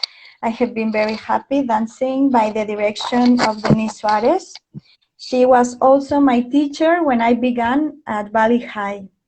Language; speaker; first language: English; non-native, fluent; Spanish